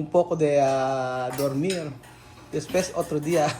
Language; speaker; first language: Spanish; non-native, learner; Filipino